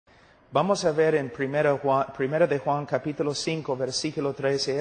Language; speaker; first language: Spanish; non-native, fluent; English